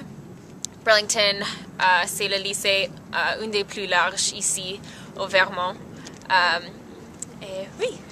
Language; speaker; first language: French; non-native, learner; English